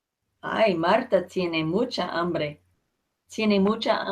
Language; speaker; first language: Spanish; non-native, fluent; English